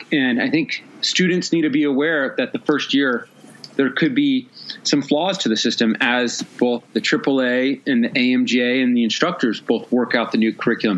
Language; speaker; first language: English; native; English